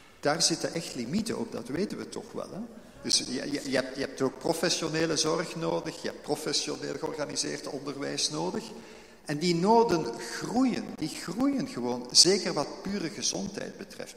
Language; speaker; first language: Dutch; native; Dutch